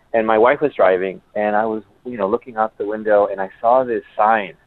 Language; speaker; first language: English; early bilingual, other home language; Spanish